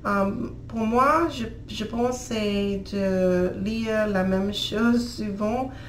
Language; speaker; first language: French; non-native, learner; English